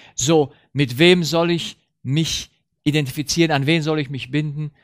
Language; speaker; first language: German; early bilingual, heritage; Romanian